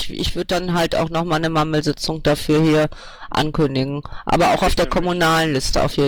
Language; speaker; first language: German; native; German